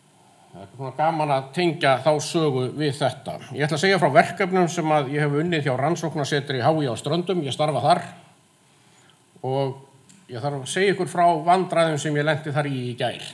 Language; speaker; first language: Icelandic; native; Icelandic